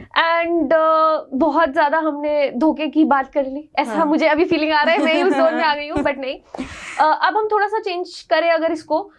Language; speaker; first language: Hindi; native; Hindi